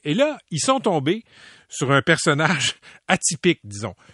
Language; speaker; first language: French; native; French